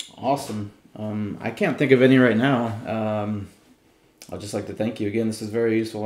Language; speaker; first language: English; native; English